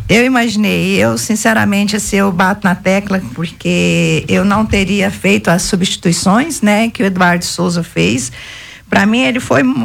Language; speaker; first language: Portuguese; native; Portuguese